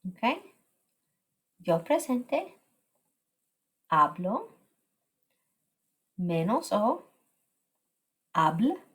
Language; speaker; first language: Spanish; non-native, fluent; English